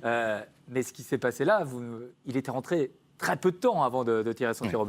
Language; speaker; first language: French; native; French